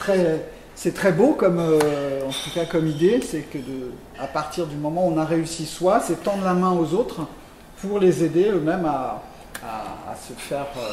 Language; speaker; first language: French; native; French